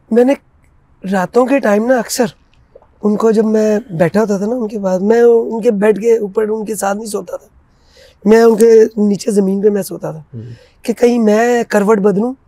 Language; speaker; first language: Urdu; non-native, local second language; Punjabi